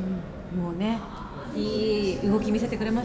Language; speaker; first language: Japanese; native; Japanese